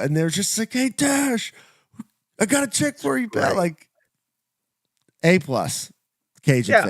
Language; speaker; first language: English; native; English